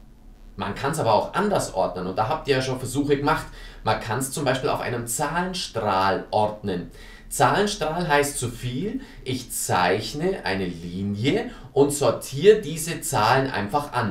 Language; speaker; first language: German; native; German